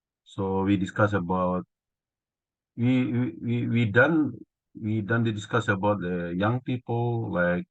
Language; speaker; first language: English; non-native, learner; Indonesian